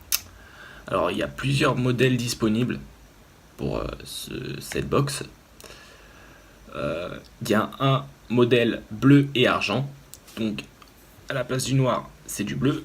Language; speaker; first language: French; native; French